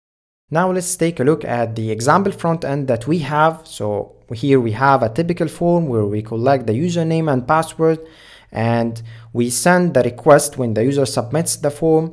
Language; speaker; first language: English; non-native, fluent; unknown